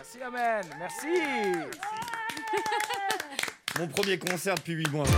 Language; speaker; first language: French; native; French